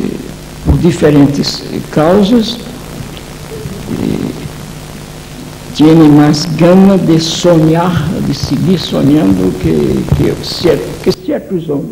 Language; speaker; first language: Spanish; non-native, fluent; Portuguese